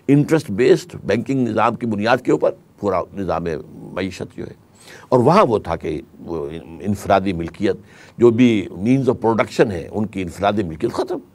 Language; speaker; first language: Urdu; native; Urdu